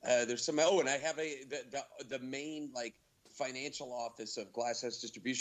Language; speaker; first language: English; native; English